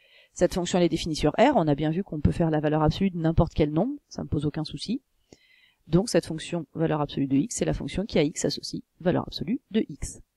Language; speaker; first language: French; native; French